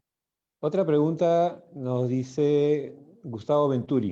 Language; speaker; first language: Spanish; native; Spanish